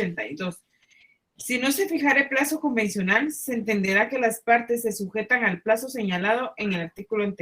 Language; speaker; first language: Spanish; native; Spanish